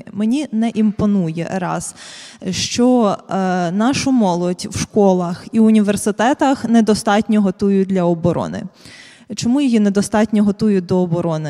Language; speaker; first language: Ukrainian; native; Ukrainian